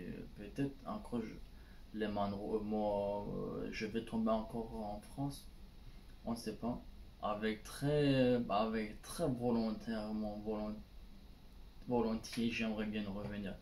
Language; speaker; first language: French; non-native, learner; Turkish